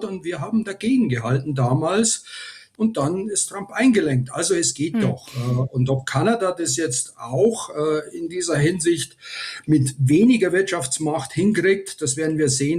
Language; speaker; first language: German; native; German